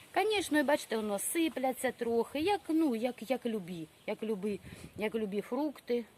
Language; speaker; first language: Ukrainian; non-native, local second language; Russian